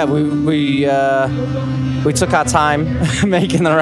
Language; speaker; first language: English; native; English